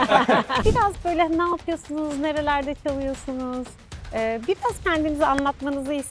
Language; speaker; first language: Turkish; native; Turkish